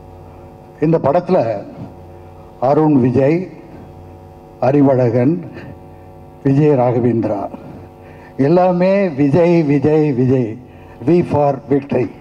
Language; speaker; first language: Tamil; native; Tamil